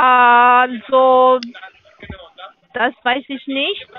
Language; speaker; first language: German; non-native, learner; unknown